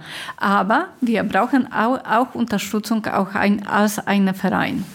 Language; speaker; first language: German; non-native, fluent; Polish